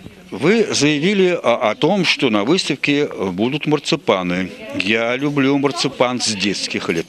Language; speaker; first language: Russian; native; Russian